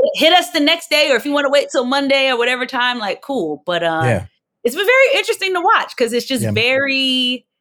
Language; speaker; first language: English; native; English